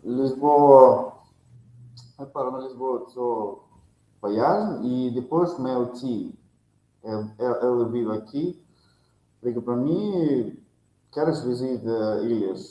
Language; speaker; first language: Portuguese; non-native, learner; Russian